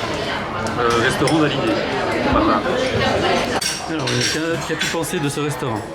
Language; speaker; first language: French; native; French